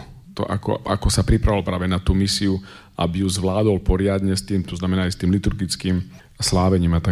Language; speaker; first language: Slovak; native; Slovak